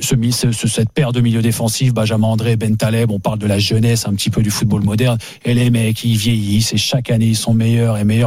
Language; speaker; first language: French; native; French